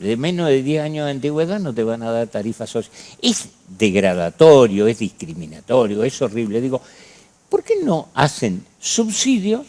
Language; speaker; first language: Spanish; native; Spanish